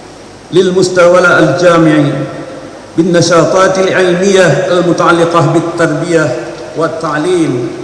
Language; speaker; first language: Arabic; non-native, fluent; Indonesian